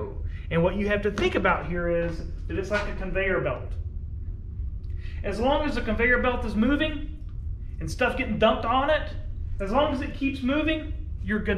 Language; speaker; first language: English; native; English